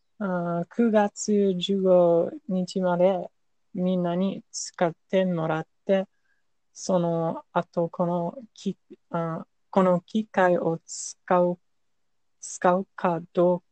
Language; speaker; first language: Japanese; non-native, learner; English